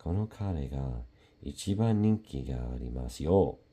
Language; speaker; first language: Japanese; non-native, learner; English